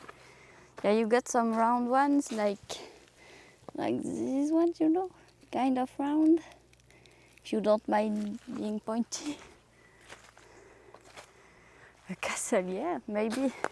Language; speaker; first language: English; non-native, fluent; French